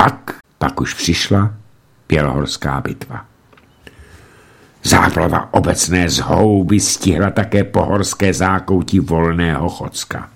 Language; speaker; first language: Czech; native; Czech